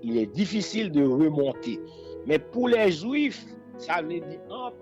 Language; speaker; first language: French; non-native, local second language; Haitian Creole